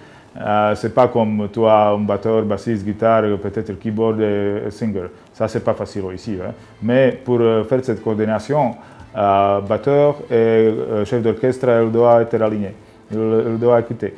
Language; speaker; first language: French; non-native, learner; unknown